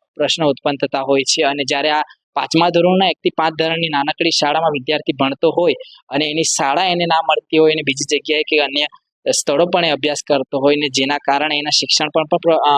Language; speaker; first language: Gujarati; native; Gujarati